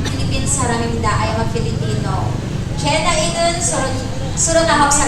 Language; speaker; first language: Korean; non-native, learner; Cebuano